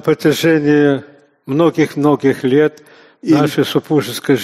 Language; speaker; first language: Russian; native; Russian